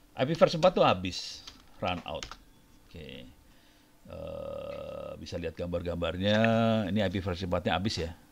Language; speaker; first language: Indonesian; native; Indonesian